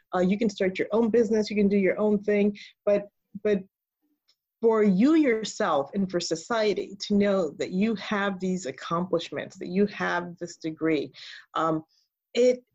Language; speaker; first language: English; early bilingual, other home language; Spanish